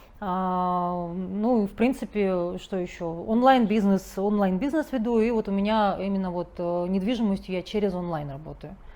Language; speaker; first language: Russian; native; Russian